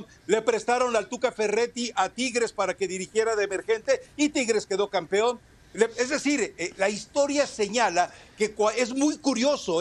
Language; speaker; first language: Spanish; native; Spanish